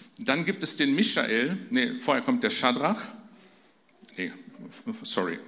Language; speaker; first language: German; native; German